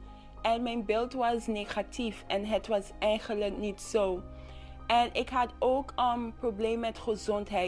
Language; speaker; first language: Dutch; non-native, local second language; English